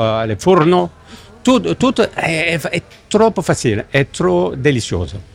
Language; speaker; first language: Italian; non-native, learner; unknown